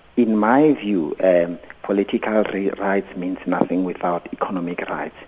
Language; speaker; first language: English; non-native, local second language; Venda